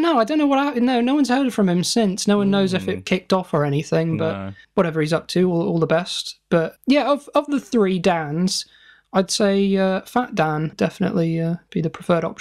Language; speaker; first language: English; native; English